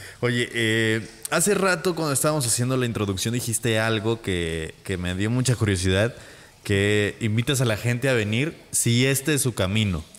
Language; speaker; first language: Spanish; native; Spanish